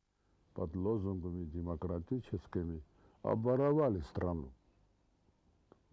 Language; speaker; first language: Russian; non-native, local second language; Armenian